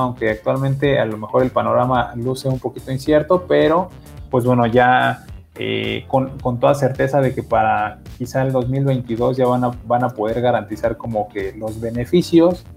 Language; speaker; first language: Spanish; native; Spanish